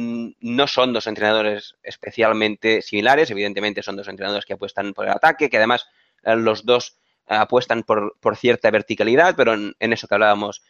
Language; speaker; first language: Spanish; native; Spanish